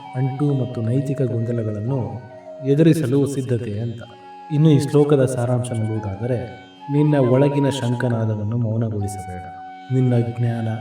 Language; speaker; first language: Kannada; native; Kannada